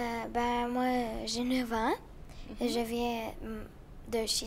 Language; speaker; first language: French; early bilingual, other home language; Spanish